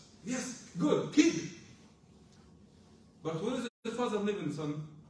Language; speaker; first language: English; non-native, fluent; Arabic